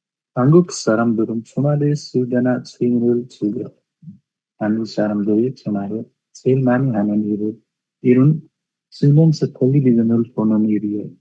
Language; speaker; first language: Korean; non-native, learner; Nepali